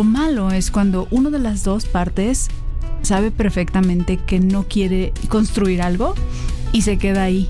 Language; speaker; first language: Spanish; native; Spanish